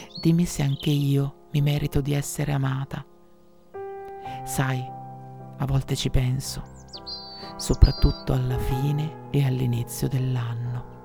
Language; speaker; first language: Italian; native; Italian